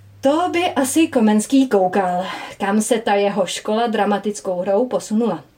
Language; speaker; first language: Czech; native; Czech